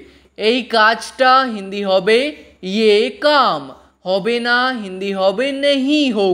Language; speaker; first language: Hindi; non-native, fluent; Bangla